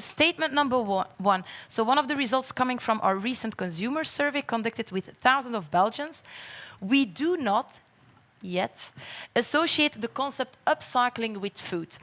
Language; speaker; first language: English; non-native, fluent; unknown